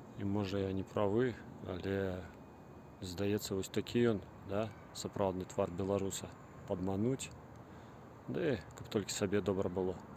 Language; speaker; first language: Belarusian; native; Belarusian